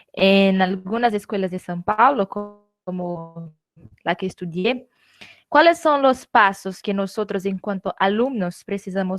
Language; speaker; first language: Spanish; non-native, learner; Portuguese